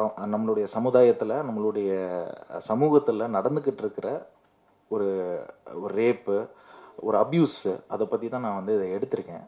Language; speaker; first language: Tamil; native; Tamil